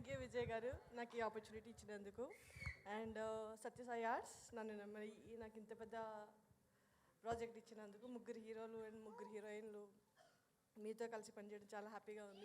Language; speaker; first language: Telugu; non-native, learner; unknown